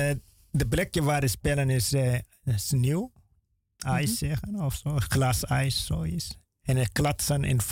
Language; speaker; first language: Dutch; non-native, learner; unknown